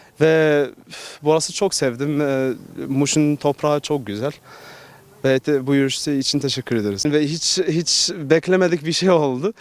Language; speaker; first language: Turkish; non-native, learner; Arabic